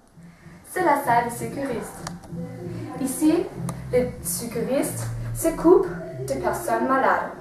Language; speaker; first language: French; non-native, learner; German